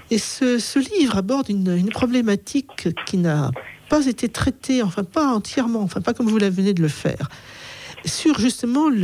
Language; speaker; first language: French; native; French